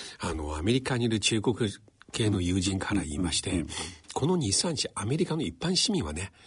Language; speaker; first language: Japanese; non-native, fluent; Chinese